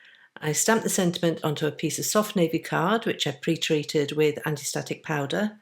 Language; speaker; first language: English; native; English